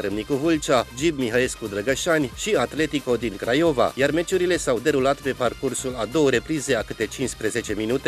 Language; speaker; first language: Romanian; native; Romanian